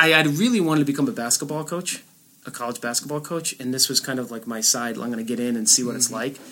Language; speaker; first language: English; native; English